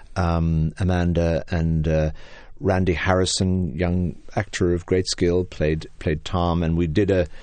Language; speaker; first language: English; native; English